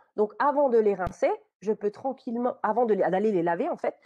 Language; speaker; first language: French; native; French